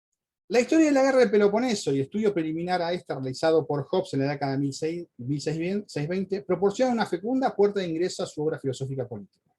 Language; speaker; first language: Spanish; native; Spanish